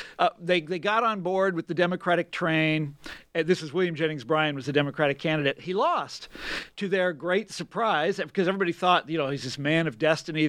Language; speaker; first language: English; native; English